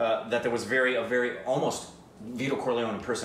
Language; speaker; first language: English; native; English